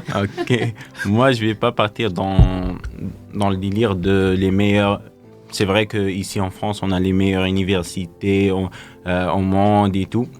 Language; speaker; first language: French; non-native, local second language; Kabyle